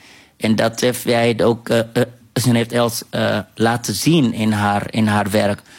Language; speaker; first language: Dutch; non-native, fluent; Arabic